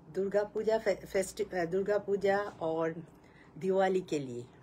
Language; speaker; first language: Hindi; non-native, local second language; Bangla